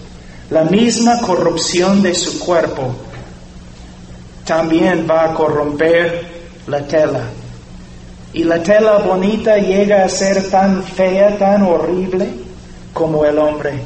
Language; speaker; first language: Spanish; non-native, fluent; English